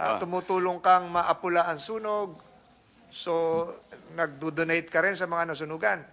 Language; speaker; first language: Filipino; native; Filipino